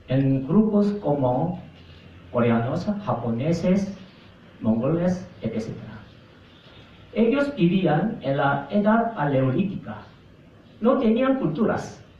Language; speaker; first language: Spanish; non-native, fluent; Korean